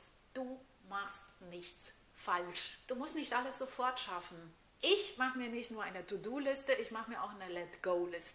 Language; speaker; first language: German; native; German